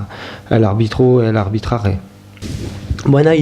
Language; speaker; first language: Spanish; non-native, fluent; French